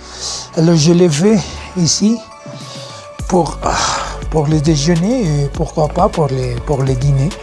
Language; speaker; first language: French; non-native, learner; Spanish